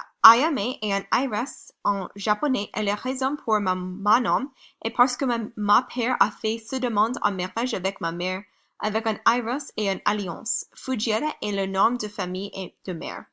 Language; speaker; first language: French; non-native, learner; English